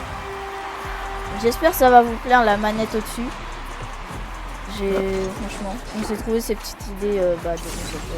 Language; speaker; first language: French; native; French